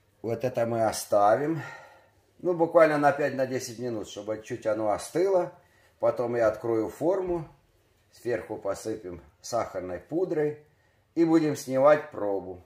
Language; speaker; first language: Russian; native; Russian